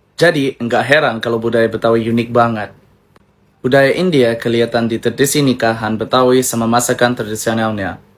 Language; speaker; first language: Indonesian; non-native, fluent; English